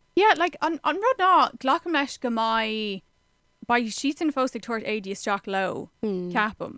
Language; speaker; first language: Irish; non-native, local second language; English